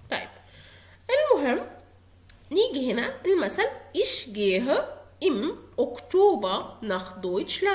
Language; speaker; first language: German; non-native, fluent; Arabic